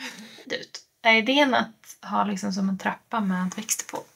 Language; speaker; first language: Swedish; native; Swedish